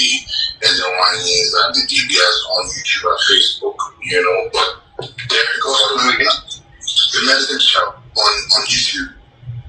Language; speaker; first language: English; non-native, local second language; Igbo